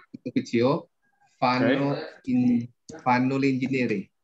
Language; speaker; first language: Italian; non-native, learner; Indonesian